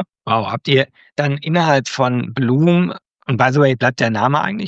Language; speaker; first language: German; native; German